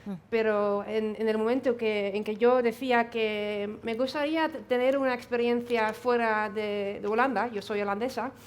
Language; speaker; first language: Spanish; non-native, fluent; Dutch